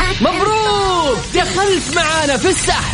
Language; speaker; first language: Arabic; native; Arabic